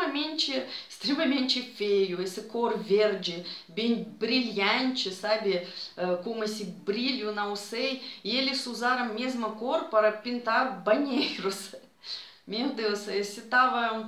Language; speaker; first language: Portuguese; non-native, fluent; Russian